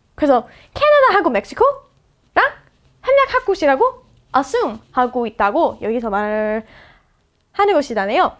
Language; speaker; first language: Korean; non-native, fluent; English